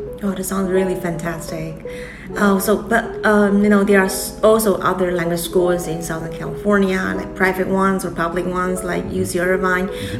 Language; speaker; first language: English; non-native, fluent; Chinese